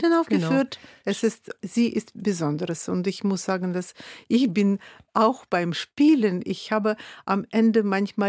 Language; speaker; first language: German; non-native, fluent; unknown